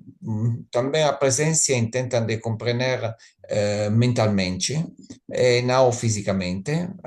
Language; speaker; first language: Spanish; non-native, learner; Italian